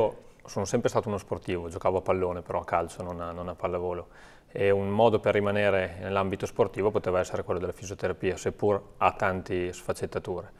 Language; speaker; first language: Italian; native; Italian